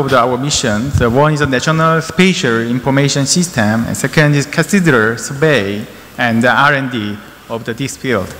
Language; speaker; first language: English; non-native, learner; Korean